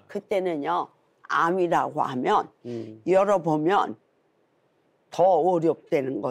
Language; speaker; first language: Korean; native; Korean